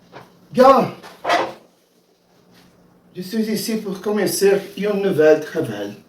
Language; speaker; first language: French; non-native, learner; Portuguese